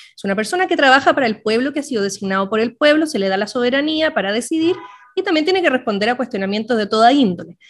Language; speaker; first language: Spanish; native; Spanish